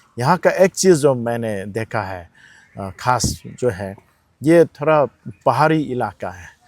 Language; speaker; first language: Hindi; non-native, local second language; Manipuri